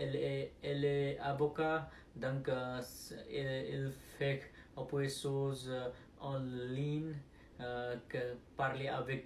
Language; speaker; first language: French; non-native, learner; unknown